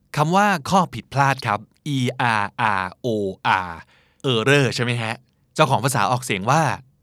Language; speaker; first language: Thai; native; Thai